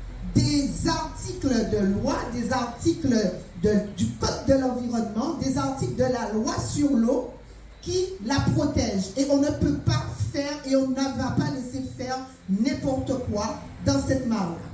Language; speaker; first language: French; native; French